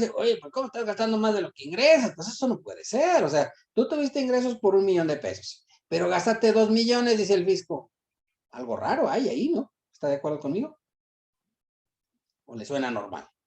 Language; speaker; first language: Spanish; native; Spanish